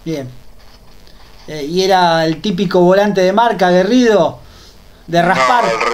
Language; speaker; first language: Spanish; native; Spanish